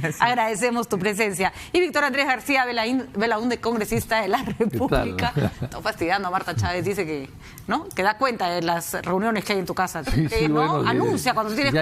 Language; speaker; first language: Spanish; native; Spanish